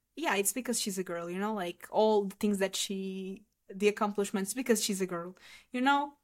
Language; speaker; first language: English; non-native, fluent; Portuguese